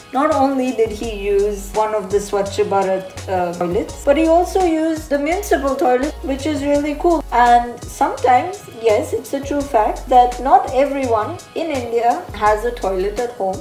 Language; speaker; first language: English; early bilingual, heritage; English